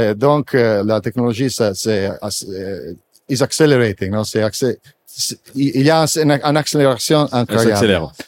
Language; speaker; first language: French; non-native, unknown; Italian